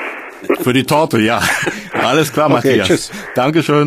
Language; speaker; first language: German; native; German